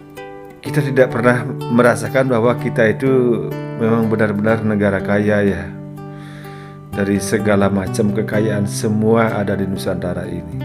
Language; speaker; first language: Indonesian; native; Indonesian